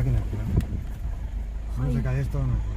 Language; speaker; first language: Spanish; native; Spanish